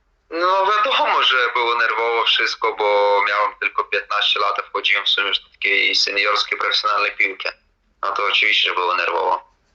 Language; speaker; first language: Polish; non-native, fluent; Latvian